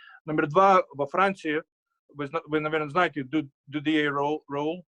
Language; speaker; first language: Russian; early bilingual, heritage; Russian